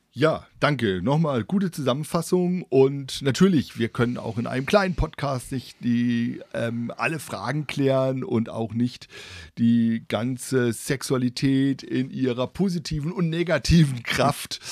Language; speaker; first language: German; native; German